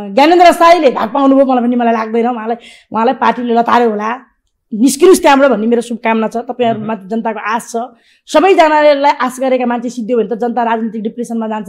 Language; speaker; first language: Nepali; native; Nepali